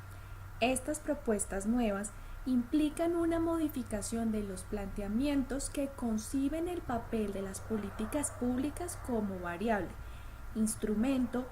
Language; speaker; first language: Spanish; native; Spanish